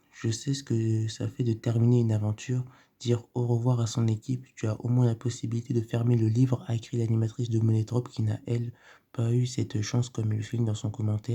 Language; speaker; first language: French; native; French